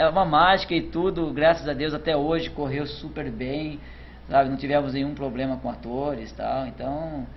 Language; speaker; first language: Portuguese; native; Portuguese